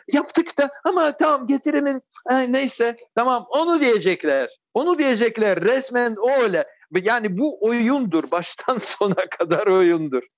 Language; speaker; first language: Turkish; non-native, fluent; Russian